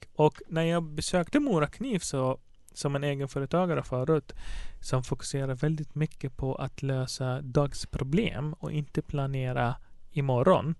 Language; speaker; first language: Swedish; non-native, fluent; Arabic